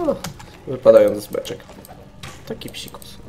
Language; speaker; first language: Polish; native; Polish